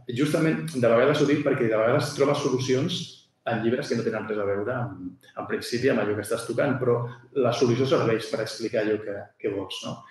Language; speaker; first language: Catalan; native; Catalan